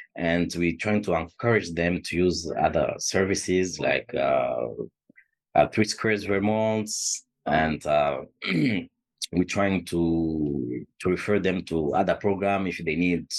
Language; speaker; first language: English; non-native, fluent; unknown